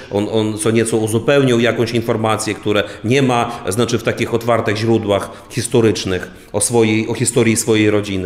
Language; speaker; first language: Polish; non-native, fluent; Ukrainian